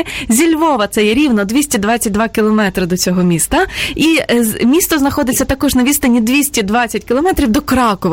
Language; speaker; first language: Ukrainian; native; Ukrainian